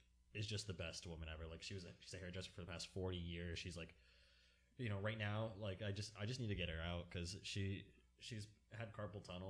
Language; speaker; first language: English; native; English